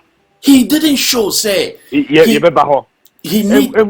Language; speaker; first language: English; non-native, local second language; Akan